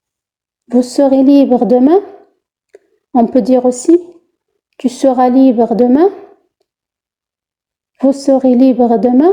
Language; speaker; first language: French; non-native, fluent; Arabic